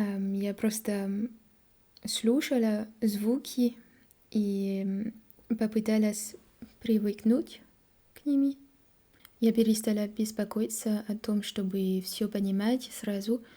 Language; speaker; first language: Russian; non-native, learner; French